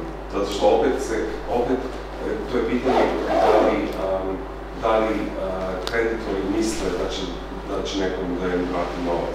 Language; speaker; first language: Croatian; non-native, fluent; English